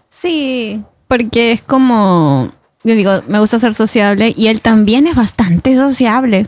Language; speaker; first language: Spanish; native; Spanish